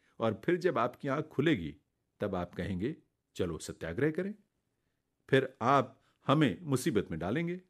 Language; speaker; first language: Hindi; native; Hindi